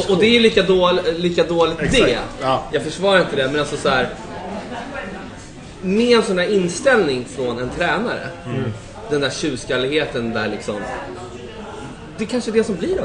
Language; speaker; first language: Swedish; native; Swedish